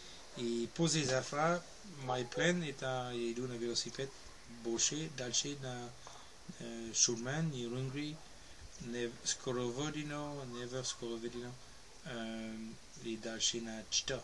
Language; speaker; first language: Russian; non-native, learner; English